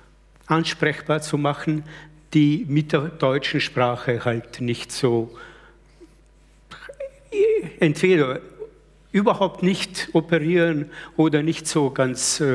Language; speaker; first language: German; early bilingual, other home language; Slovenian